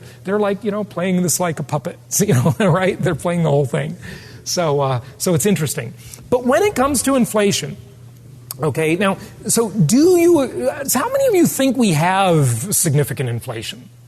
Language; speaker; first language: English; native; English